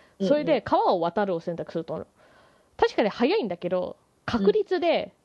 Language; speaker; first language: Japanese; native; Japanese